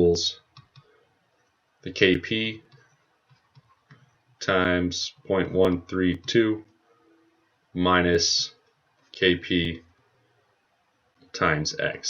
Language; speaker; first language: English; native; English